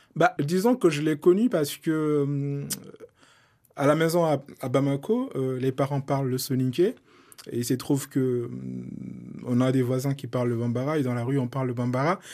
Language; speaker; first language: French; non-native, local second language; Soninke